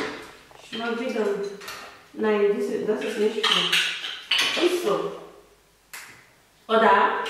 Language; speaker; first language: German; non-native, learner; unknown